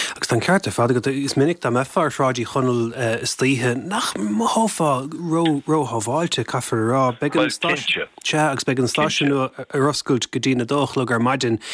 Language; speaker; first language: Irish; native; Irish